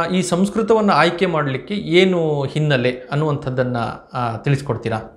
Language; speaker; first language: Kannada; native; Kannada